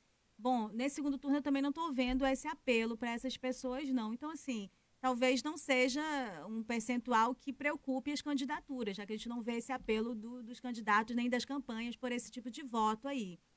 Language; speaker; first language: Portuguese; native; Portuguese